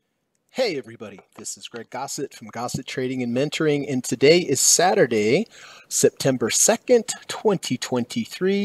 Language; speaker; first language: English; native; English